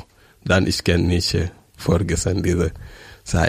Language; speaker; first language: German; non-native, learner; French